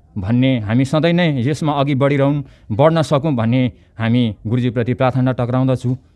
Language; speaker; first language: Nepali; native; Nepali